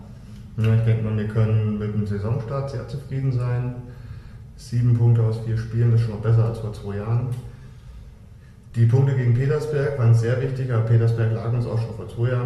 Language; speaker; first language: German; native; German